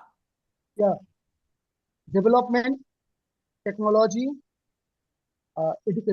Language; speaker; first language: English; non-native, learner; Hindi